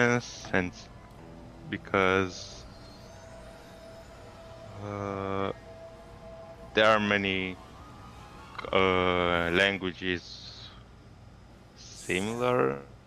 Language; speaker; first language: English; non-native, fluent; Romanian